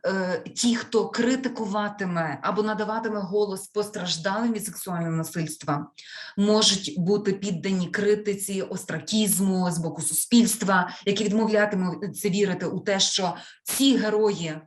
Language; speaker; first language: Ukrainian; native; Ukrainian